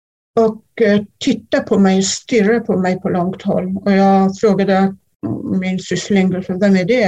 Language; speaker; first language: Swedish; non-native, fluent; Kurdish